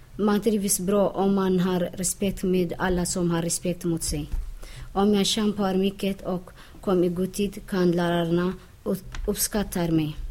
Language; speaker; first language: Swedish; non-native, learner; Tigrinya